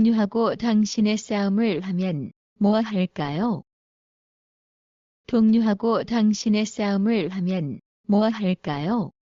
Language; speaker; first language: Korean; non-native, learner; Bangla